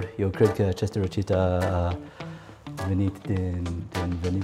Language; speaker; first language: Romanian; non-native, learner; English